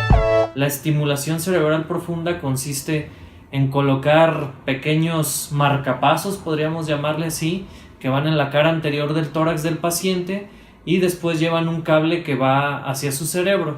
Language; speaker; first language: Spanish; native; Spanish